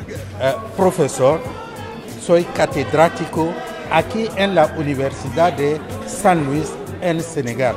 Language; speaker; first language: Spanish; non-native, fluent; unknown